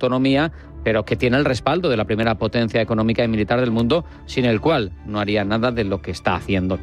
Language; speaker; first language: Spanish; native; Spanish